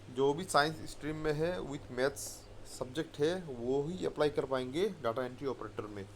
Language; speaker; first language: Hindi; non-native, local second language; Assamese